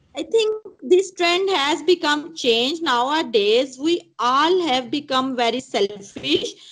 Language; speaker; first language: English; non-native, local second language; Punjabi